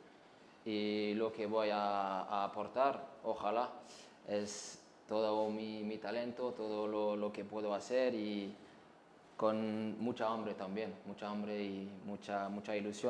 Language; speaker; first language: Spanish; non-native, learner; French